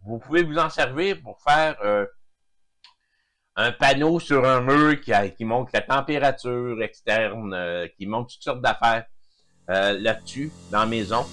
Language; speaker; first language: French; native; French